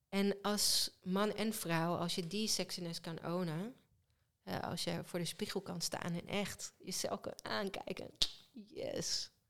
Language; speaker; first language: Dutch; early bilingual, other home language; Hebrew